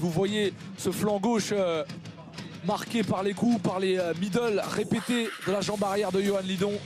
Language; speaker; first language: French; native; French